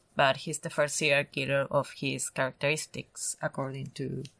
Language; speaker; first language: English; non-native, fluent; Spanish